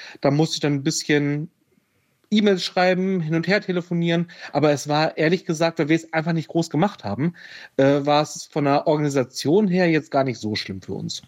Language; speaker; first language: German; native; German